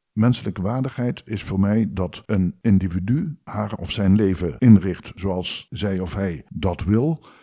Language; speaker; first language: Dutch; native; Dutch